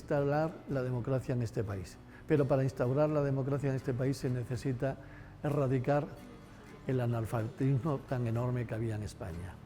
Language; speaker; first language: Spanish; native; Spanish